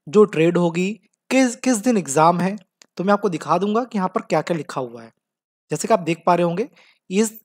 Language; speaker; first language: Hindi; native; Hindi